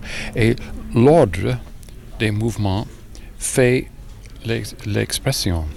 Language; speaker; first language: French; non-native, learner; English